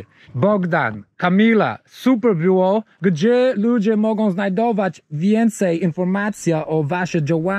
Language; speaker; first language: Polish; non-native, learner; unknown